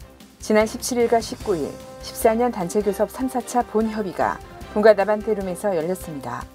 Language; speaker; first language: Korean; native; Korean